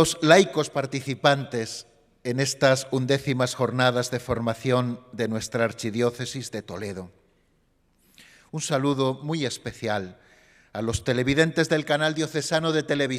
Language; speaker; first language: Spanish; native; Spanish